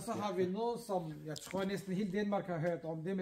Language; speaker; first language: Danish; non-native, fluent; Kurdish